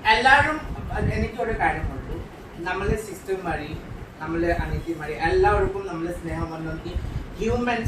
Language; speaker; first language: Malayalam; non-native, learner; Assamese